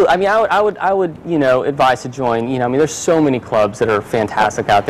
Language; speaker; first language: English; native; English